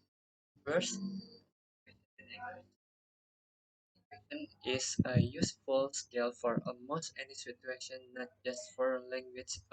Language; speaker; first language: English; non-native, learner; Indonesian